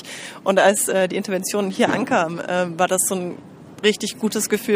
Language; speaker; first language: German; native; German